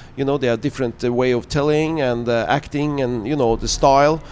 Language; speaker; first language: English; non-native, fluent; Norwegian